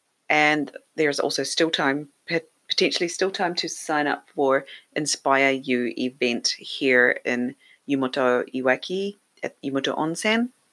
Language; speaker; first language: English; native; English